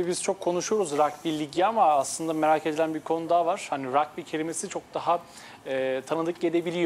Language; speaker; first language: Turkish; native; Turkish